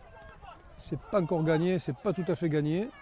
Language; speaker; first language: French; native; French